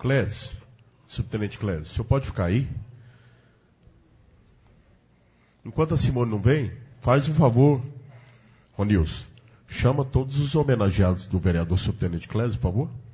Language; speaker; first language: Portuguese; native; Portuguese